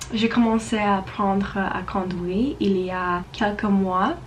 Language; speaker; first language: French; non-native, learner; Russian